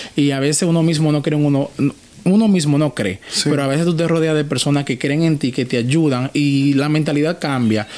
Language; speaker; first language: Spanish; native; Spanish